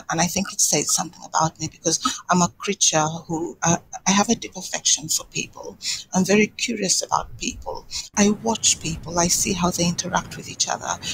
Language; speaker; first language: English; non-native, local second language; Swahili